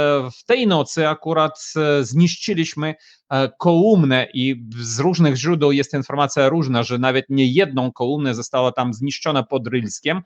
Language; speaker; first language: Polish; non-native, fluent; Ukrainian